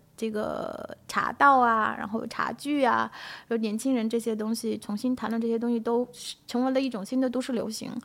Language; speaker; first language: Chinese; native; Chinese